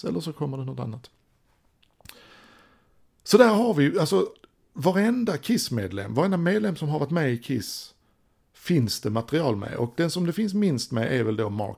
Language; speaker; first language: Swedish; native; Swedish